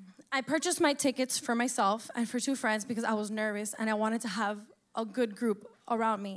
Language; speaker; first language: English; early bilingual, other home language; Spanish